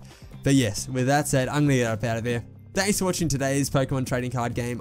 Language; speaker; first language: English; native; English